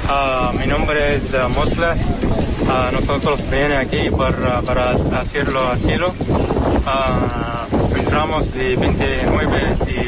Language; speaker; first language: Spanish; non-native, learner; Arabic